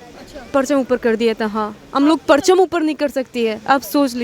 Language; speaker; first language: Hindi; non-native, learner; Persian